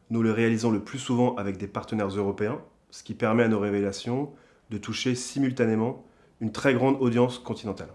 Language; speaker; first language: French; native; French